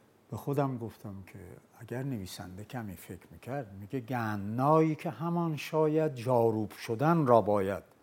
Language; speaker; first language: Persian; non-native, local second language; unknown